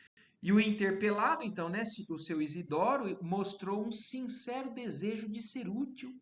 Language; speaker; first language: Portuguese; native; Portuguese